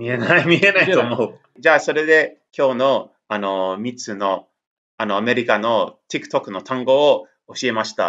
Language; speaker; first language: Japanese; non-native, learner; English